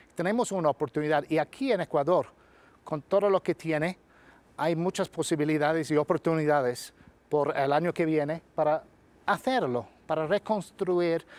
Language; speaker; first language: Spanish; non-native, fluent; English